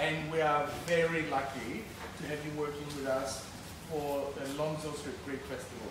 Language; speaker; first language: English; early bilingual, other home language; Greek